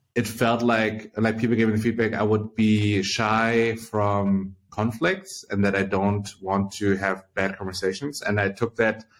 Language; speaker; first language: English; early bilingual, other home language; Chinese